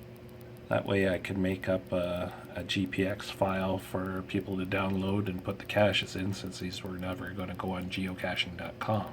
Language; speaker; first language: English; native; English